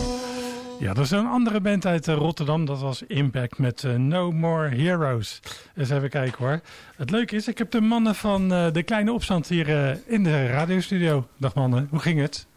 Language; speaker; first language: Dutch; native; Dutch